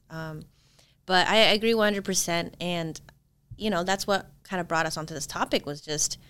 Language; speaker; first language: English; native; English